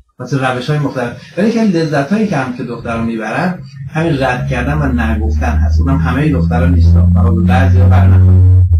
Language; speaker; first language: Persian; early bilingual, heritage; Persian